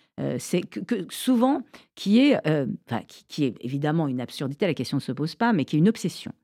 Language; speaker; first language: French; early bilingual, other home language; Persian